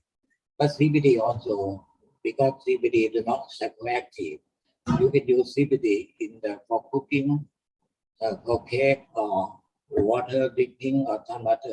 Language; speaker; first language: English; non-native, learner; Thai